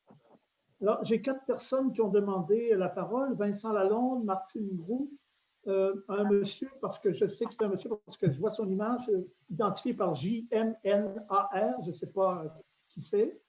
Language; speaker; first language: French; native; French